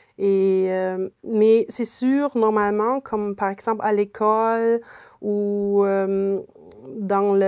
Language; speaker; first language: French; non-native, fluent; German